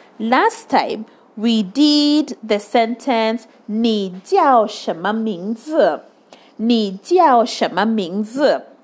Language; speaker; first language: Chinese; non-native, fluent; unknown